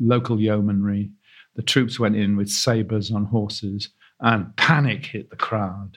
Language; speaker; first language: English; native; English